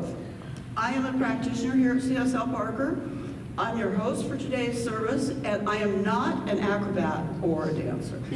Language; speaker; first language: English; native; English